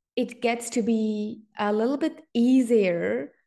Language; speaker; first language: English; non-native, fluent; Czech